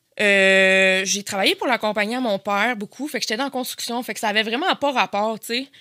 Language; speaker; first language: French; native; French